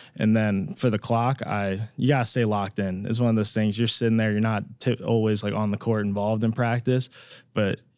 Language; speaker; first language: English; native; English